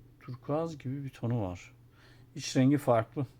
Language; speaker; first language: Turkish; native; Turkish